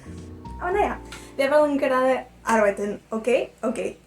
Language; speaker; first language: German; non-native, learner; Spanish